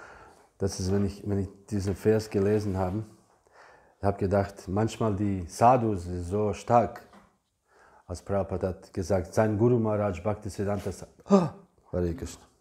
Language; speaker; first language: German; non-native, fluent; English